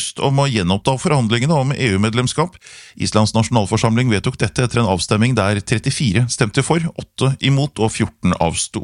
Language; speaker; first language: Norwegian; native; Norwegian